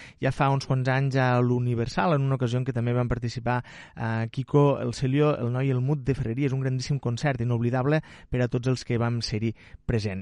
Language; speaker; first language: Catalan; native; Catalan